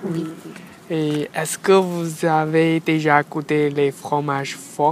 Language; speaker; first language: French; non-native, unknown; Chinese